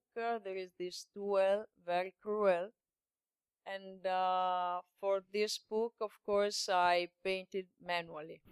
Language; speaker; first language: English; non-native, learner; Italian